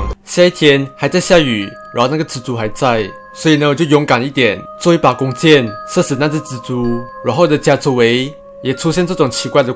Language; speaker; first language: Chinese; native; Chinese